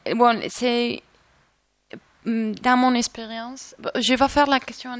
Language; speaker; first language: French; non-native, learner; Spanish